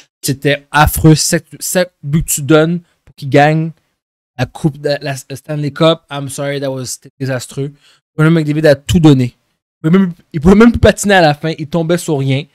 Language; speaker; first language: French; native; French